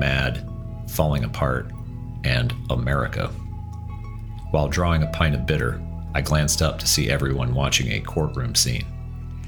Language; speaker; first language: English; native; English